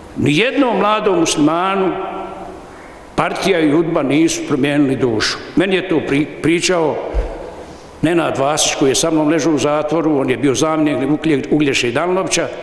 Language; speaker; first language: Bosnian; native; Bosnian